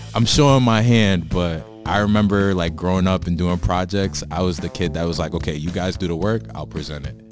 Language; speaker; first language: English; native; English